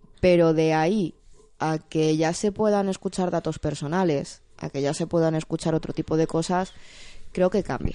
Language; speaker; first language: Spanish; native; Spanish